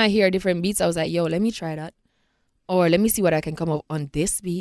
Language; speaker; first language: English; non-native, local second language; Jamaican Creole English